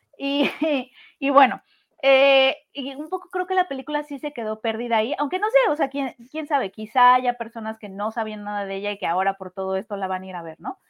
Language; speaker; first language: Spanish; native; Spanish